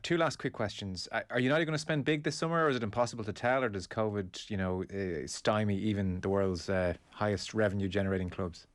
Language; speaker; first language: English; native; English